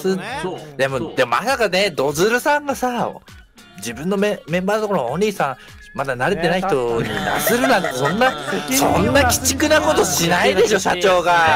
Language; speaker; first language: Japanese; native; Japanese